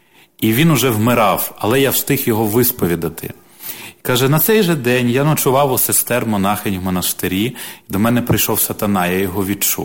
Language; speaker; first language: Ukrainian; native; Ukrainian